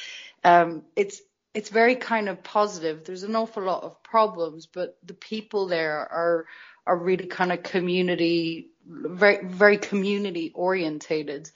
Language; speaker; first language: English; native; English